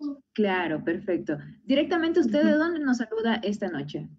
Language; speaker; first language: Spanish; native; Spanish